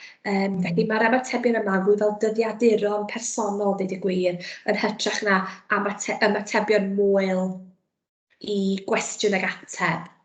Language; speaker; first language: Welsh; native; Welsh